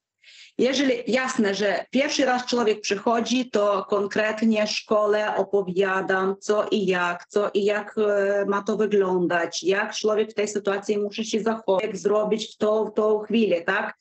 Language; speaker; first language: Polish; non-native, fluent; Ukrainian